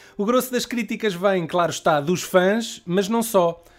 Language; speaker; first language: Portuguese; native; Portuguese